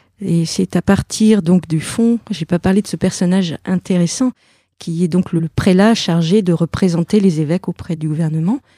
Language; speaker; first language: French; native; French